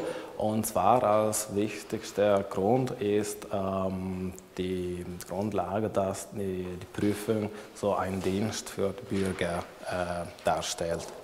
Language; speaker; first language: German; non-native, local second language; Italian